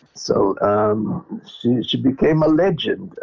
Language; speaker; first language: English; non-native, fluent; Portuguese